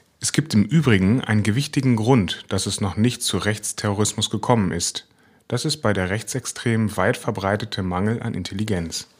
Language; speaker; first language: German; native; German